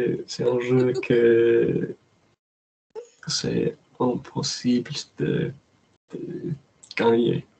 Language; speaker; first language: French; non-native, learner; English